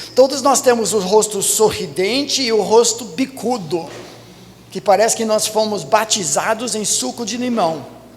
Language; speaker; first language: Portuguese; non-native, fluent; English